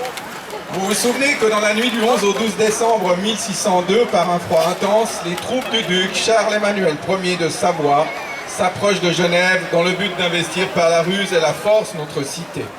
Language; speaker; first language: French; native; French